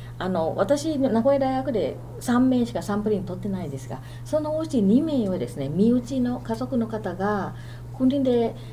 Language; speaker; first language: Japanese; non-native, fluent; Thai